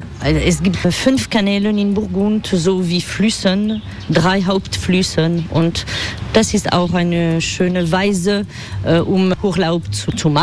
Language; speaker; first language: German; non-native, fluent; French